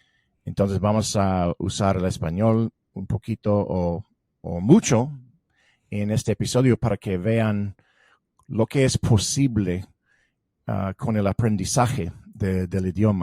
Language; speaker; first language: Spanish; non-native, fluent; English